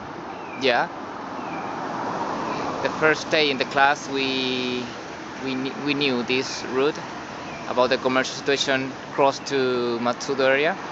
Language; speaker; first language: English; non-native, learner; Spanish